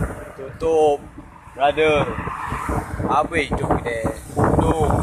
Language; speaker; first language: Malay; non-native, local second language; Achinese